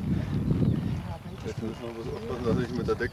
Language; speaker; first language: German; native; German